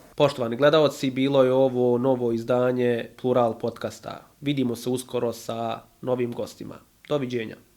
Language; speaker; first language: Bosnian; native; Bosnian